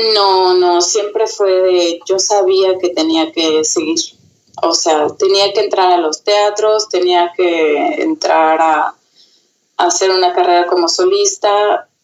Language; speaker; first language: Spanish; native; Spanish